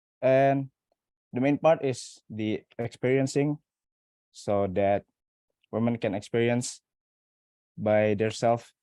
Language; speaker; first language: English; non-native, learner; Indonesian